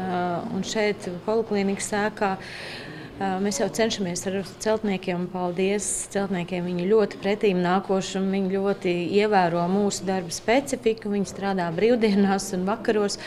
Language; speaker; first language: Latvian; native; Latvian